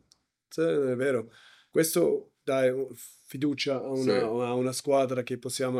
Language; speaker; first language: Italian; non-native, learner; German